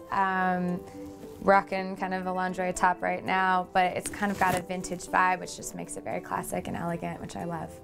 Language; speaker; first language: English; native; English